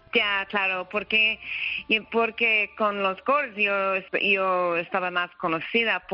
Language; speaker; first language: Spanish; non-native, learner; English